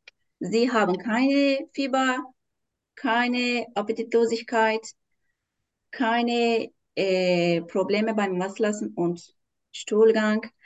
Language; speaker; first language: German; non-native, learner; Turkish